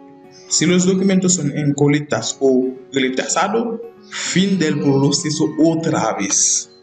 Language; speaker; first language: Spanish; non-native, learner; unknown